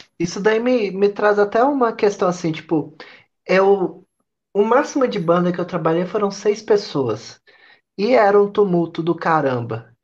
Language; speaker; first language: Portuguese; native; Portuguese